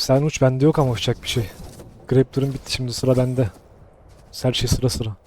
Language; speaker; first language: Turkish; native; Turkish